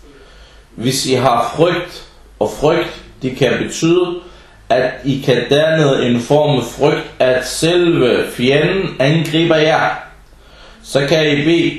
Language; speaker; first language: Danish; non-native, fluent; Arabic